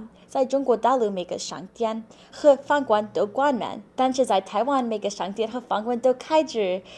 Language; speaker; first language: Chinese; non-native, learner; English